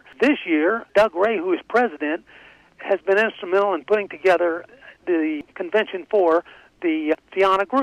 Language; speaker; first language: English; native; English